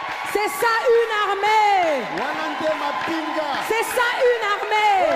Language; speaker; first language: French; non-native, local second language; Lingala